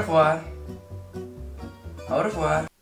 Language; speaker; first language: French; non-native, learner; English